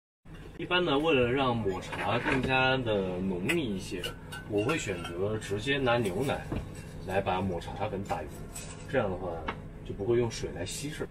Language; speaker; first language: Chinese; native; Chinese